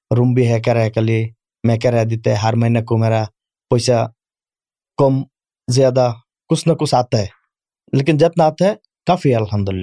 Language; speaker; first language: Urdu; non-native, learner; Bangla